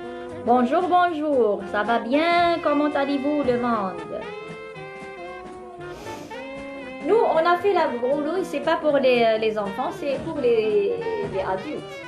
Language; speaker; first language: French; non-native, local second language; Arabic